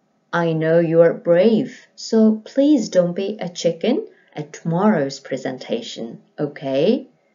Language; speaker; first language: English; non-native, fluent; Korean